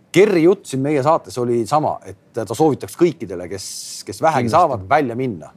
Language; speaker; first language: Estonian; native; Estonian